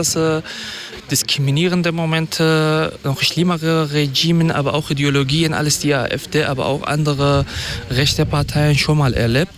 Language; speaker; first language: German; non-native, fluent; Kurdish